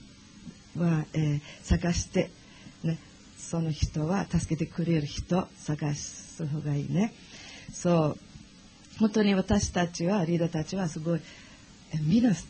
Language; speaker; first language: Japanese; non-native, learner; English